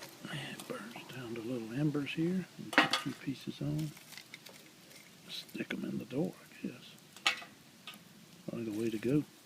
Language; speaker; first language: English; native; English